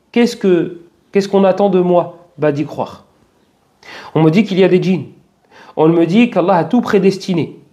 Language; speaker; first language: French; native; French